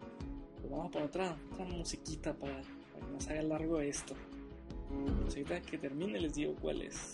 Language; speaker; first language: Spanish; native; Spanish